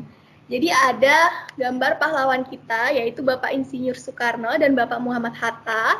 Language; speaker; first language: Indonesian; native; Indonesian